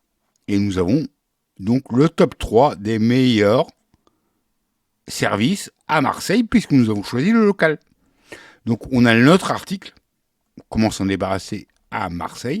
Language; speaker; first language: French; native; French